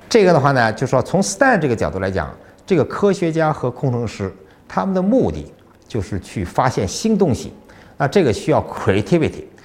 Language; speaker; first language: Chinese; native; Chinese